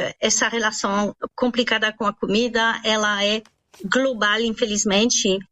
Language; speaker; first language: Portuguese; non-native, fluent; French